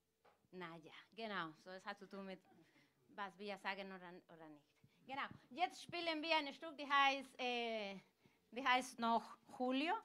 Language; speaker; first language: German; non-native, fluent; Galician